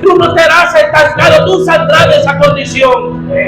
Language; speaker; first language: Spanish; native; Spanish